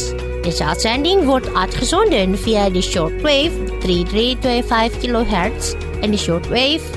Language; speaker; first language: Dutch; non-native, fluent; Indonesian